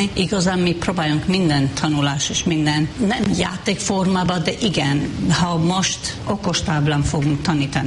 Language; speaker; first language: Hungarian; non-native, fluent; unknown